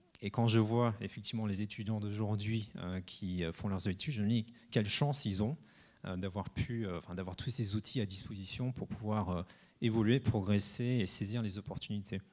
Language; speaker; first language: French; native; French